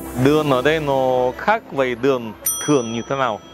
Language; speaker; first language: Vietnamese; non-native, learner; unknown